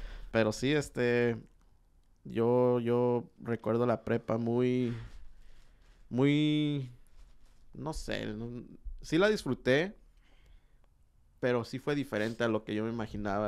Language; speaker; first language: Spanish; early bilingual, heritage; Spanish